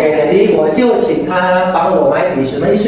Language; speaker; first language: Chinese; non-native, fluent; Indonesian